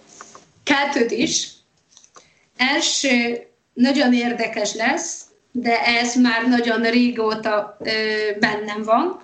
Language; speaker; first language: Hungarian; non-native, fluent; Polish